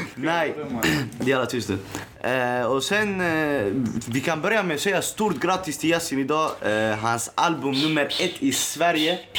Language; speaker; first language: Swedish; early bilingual, other home language; Arabic